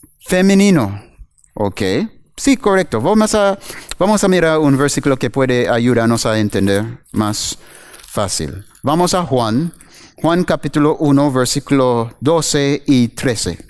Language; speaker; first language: Spanish; non-native, fluent; English